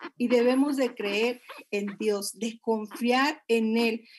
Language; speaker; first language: Spanish; native; Spanish